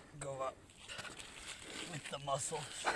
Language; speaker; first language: English; non-native, learner; Polish